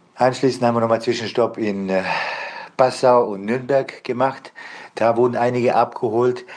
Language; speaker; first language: German; non-native, fluent; Bosnian